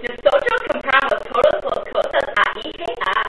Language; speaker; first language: Spanish; non-native, learner; English